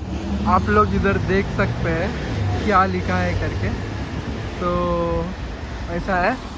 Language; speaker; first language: Hindi; non-native, local second language; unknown